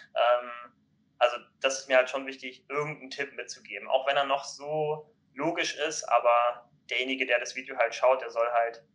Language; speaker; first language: German; native; German